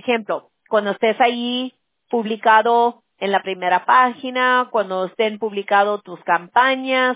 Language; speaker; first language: Spanish; early bilingual, heritage; Spanish